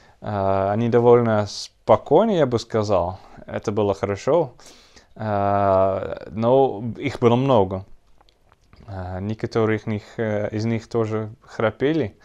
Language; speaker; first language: Russian; non-native, learner; Dutch